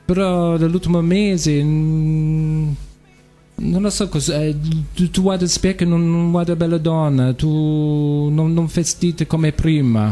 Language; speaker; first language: Italian; non-native, learner; English